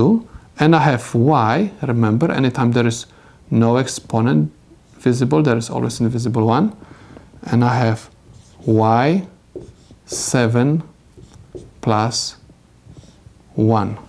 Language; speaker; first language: English; non-native, fluent; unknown